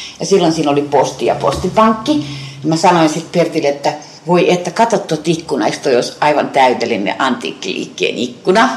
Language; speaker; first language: Finnish; native; Finnish